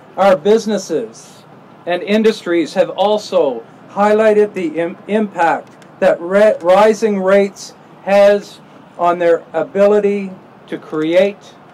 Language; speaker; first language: English; native; English